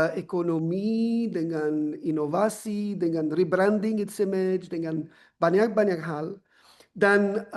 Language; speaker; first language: Indonesian; non-native, learner; French